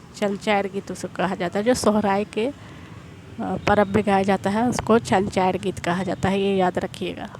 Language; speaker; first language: Hindi; native; Hindi